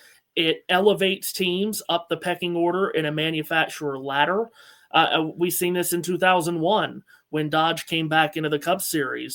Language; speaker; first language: English; native; English